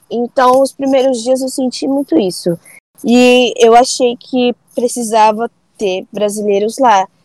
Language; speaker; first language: Portuguese; native; Portuguese